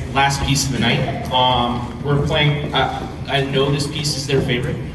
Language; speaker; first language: English; native; English